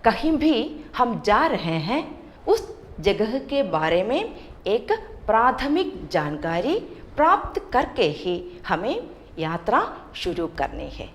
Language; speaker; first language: Hindi; non-native, local second language; Malayalam